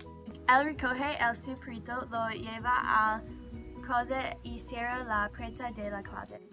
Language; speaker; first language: Spanish; non-native, learner; English